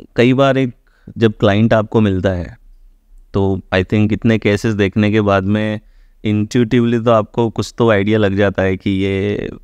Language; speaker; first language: Hindi; native; Hindi